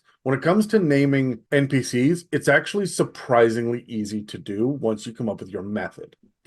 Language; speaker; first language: English; native; English